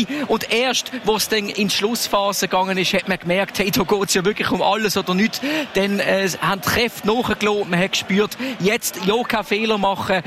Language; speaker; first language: German; native; German